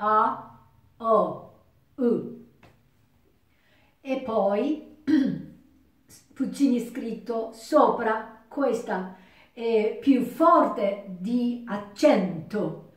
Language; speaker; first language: Italian; non-native, learner; Japanese